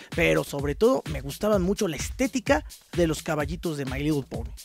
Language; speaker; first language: Spanish; native; Spanish